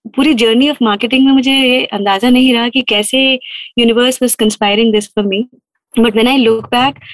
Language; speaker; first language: Hindi; native; Hindi